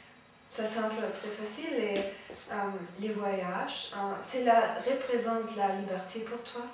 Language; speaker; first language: French; non-native, learner; German